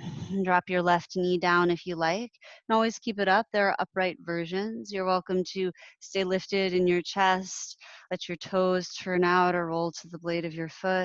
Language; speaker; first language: English; native; English